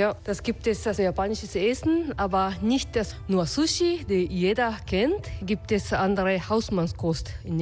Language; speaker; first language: German; non-native, learner; Japanese